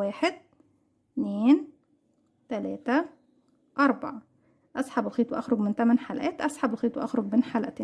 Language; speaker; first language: Arabic; native; Arabic